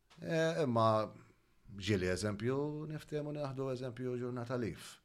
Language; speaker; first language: Maltese; native; Maltese